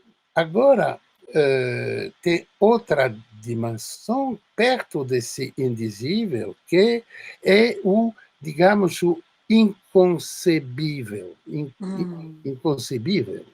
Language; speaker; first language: Portuguese; non-native, fluent; French